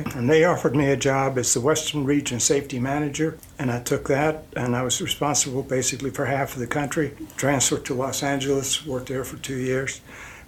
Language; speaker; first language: English; non-native, fluent; Icelandic